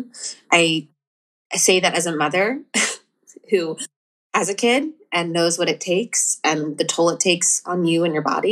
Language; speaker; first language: English; native; English